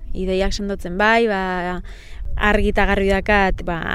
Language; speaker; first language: Basque; native; Basque